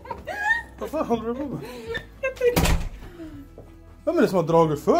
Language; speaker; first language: Swedish; native; Swedish